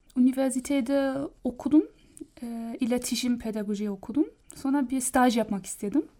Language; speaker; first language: Turkish; non-native, learner; German